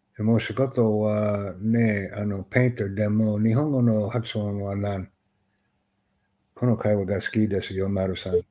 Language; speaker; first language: Japanese; non-native, learner; English